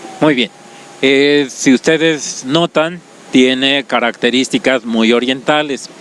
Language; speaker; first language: Spanish; native; Spanish